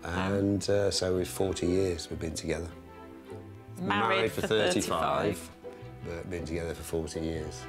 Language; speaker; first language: English; native; English